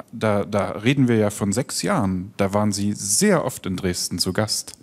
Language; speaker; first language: German; native; German